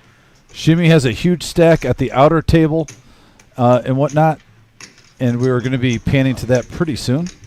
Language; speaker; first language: English; native; English